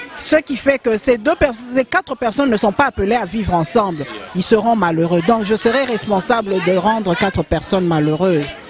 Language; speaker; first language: French; non-native, local second language; Lingala